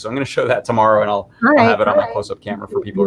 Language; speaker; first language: English; native; English